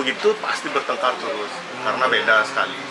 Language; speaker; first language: Indonesian; non-native, local second language; Balinese